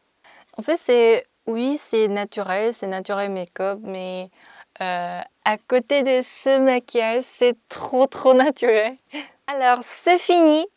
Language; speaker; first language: French; non-native, fluent; Korean